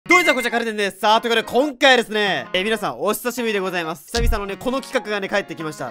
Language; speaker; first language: Japanese; native; Japanese